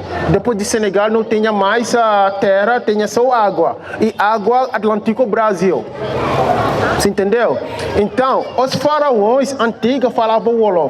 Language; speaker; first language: Portuguese; non-native, fluent; Wolof